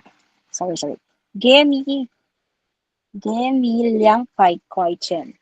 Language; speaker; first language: Chinese; non-native, learner; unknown